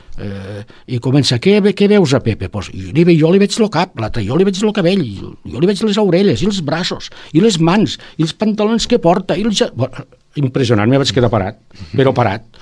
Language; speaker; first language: Catalan; native; Catalan